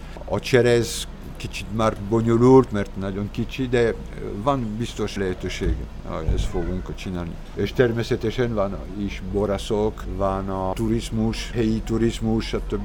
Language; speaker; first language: Hungarian; non-native, learner; French